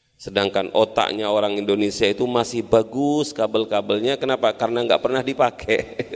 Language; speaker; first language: Indonesian; non-native, local second language; Madurese